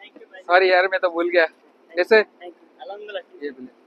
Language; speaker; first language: Hindi; non-native, local second language; Telugu